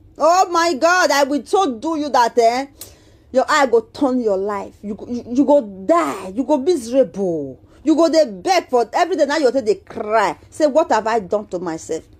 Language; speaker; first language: Nigerian Pidgin; non-native, local second language; Bini